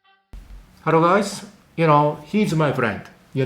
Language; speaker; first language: English; non-native, learner; Japanese